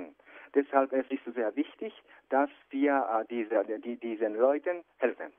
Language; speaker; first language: German; non-native, fluent; Japanese